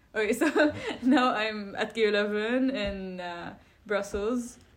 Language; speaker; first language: English; non-native, fluent; Arabic